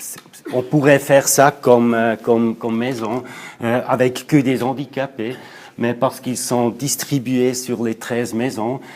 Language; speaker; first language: French; non-native, local second language; German